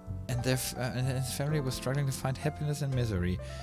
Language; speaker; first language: English; non-native, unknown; German